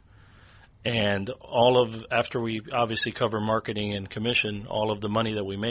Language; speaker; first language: English; native; English